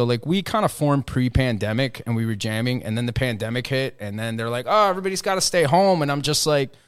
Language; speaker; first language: English; early bilingual, other home language; Spanish